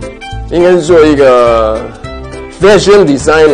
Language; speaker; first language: Chinese; native; Chinese